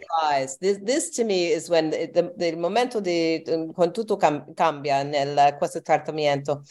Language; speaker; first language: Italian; non-native, learner; English